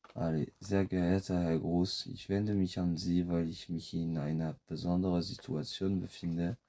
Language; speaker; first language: German; non-native, fluent; French